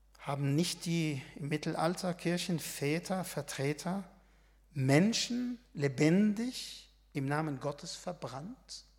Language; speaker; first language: German; non-native, fluent; Arabic